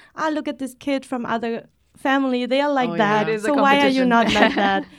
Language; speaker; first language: English; early bilingual, other home language; Vietnamese